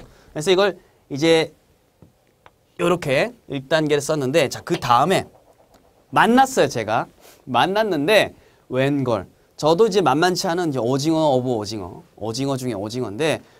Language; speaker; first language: Korean; native; Korean